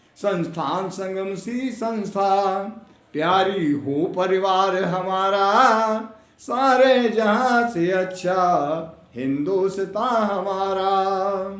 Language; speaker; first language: Hindi; native; Hindi